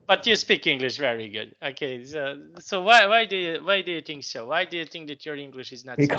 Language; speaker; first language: English; non-native, fluent; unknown